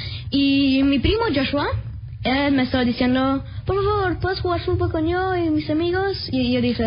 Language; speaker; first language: Spanish; early bilingual, heritage; Spanish